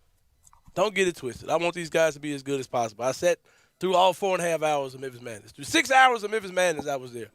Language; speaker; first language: English; native; English